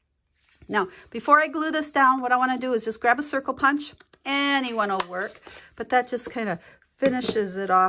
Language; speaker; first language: English; native; English